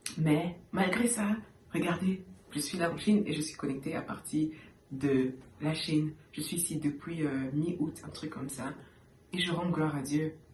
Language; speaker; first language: French; early bilingual, heritage; French